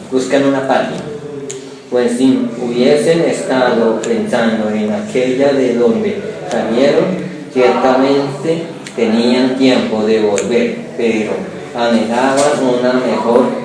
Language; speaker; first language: Spanish; native; Spanish